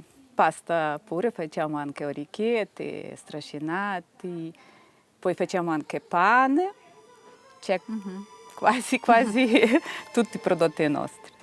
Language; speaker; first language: Italian; non-native, fluent; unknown